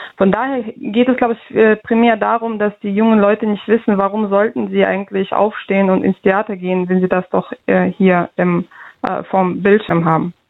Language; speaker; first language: German; early bilingual, other home language; Russian